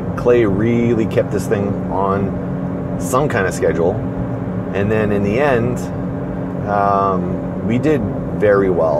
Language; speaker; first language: English; native; English